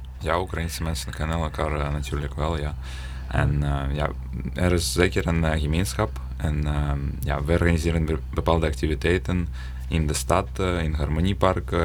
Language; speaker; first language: Dutch; non-native, fluent; Ukrainian